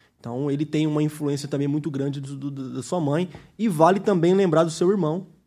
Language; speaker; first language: Portuguese; early bilingual, heritage; Portuguese